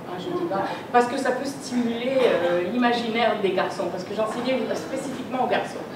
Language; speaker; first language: French; native; French